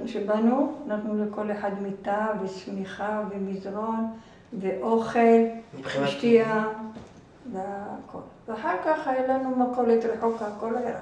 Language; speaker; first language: Hebrew; non-native, fluent; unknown